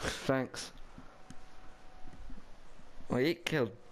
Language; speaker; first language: English; native; English